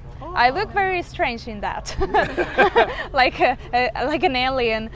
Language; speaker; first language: English; non-native, fluent; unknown